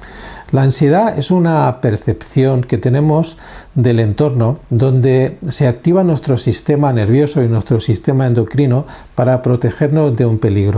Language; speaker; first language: Spanish; native; Spanish